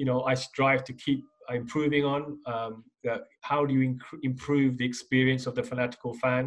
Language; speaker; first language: English; native; English